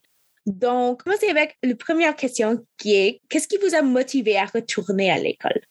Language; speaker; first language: French; non-native, local second language; English